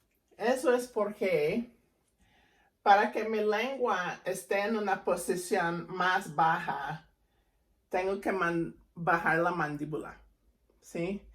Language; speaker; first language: Spanish; non-native, fluent; English